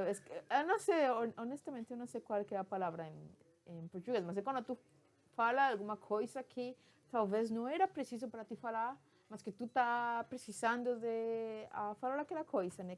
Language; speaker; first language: Portuguese; non-native, fluent; Spanish